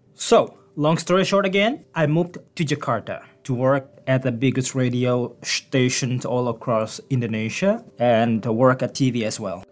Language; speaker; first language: English; non-native, fluent; Indonesian